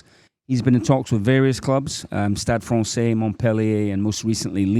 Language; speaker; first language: English; native; English